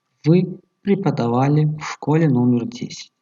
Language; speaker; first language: Russian; non-native, local second language; Tajik